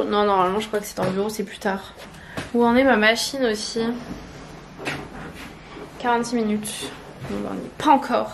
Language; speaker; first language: French; native; French